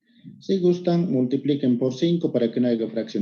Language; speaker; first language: Spanish; native; Spanish